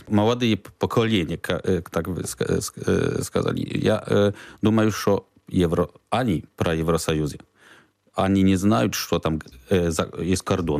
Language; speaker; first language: Ukrainian; non-native, learner; Polish